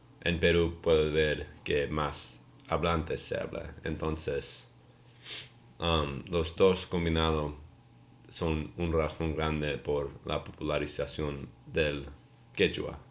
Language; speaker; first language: Spanish; non-native, learner; English